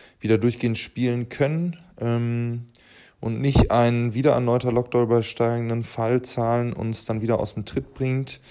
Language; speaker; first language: German; native; German